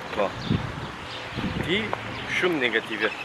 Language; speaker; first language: Albanian; non-native, learner; Turkish